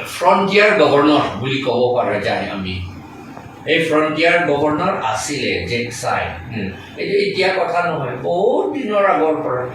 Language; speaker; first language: Assamese; non-native, local second language; Karbi